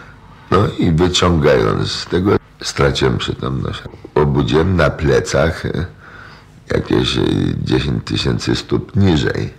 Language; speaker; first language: Polish; native; Polish